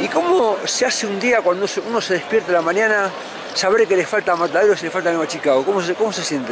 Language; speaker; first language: Spanish; native; Spanish